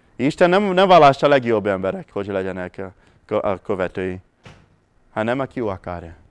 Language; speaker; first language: Hungarian; non-native, fluent; Portuguese